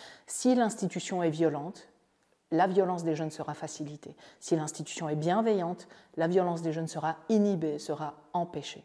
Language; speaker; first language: French; native; French